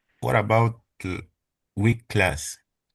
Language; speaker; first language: English; non-native, learner; French